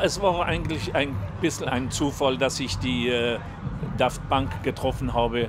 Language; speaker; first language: German; non-native, local second language; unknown